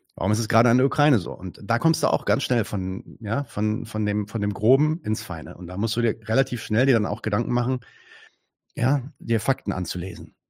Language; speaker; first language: German; native; German